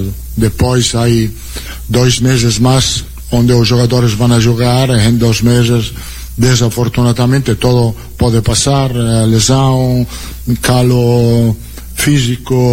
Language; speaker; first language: Portuguese; non-native, learner; Italian